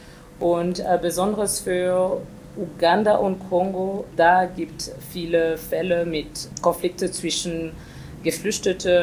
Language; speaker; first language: German; non-native, fluent; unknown